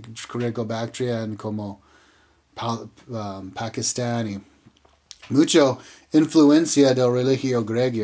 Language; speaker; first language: Spanish; non-native, learner; English